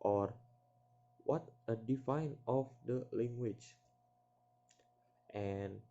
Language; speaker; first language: English; non-native, learner; Indonesian